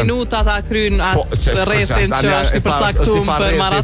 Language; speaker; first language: Albanian; native; Albanian